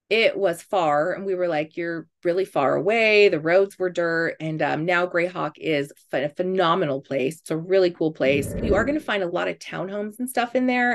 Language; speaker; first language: English; native; English